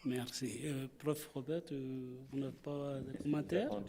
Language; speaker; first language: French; non-native, fluent; Spanish